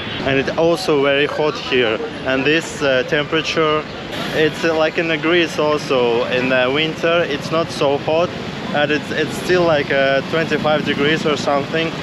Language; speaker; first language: English; non-native, fluent; Russian